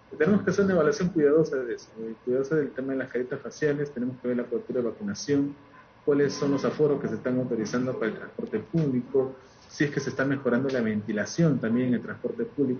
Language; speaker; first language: Spanish; native; Spanish